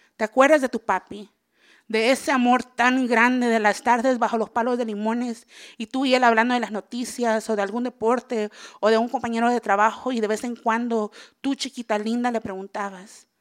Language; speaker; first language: Spanish; early bilingual, heritage; Spanish